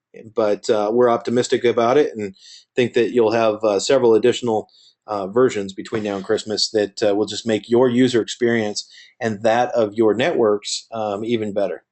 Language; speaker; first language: English; native; English